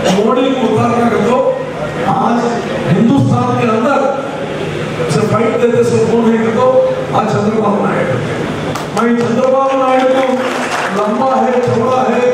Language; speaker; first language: Hindi; non-native, local second language; Urdu